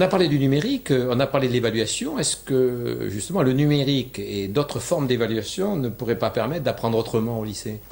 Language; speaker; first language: French; native; French